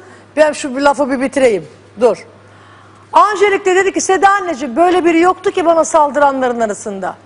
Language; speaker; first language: Turkish; native; Turkish